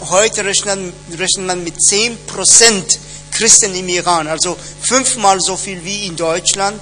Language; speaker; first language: German; non-native, fluent; Persian